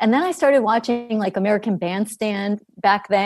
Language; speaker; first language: English; early bilingual, other home language; Greek